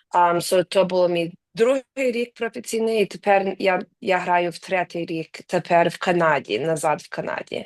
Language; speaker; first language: Ukrainian; early bilingual, heritage; English